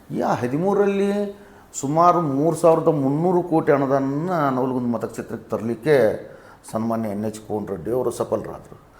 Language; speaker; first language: Kannada; native; Kannada